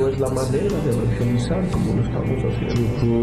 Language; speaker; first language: Spanish; native; Spanish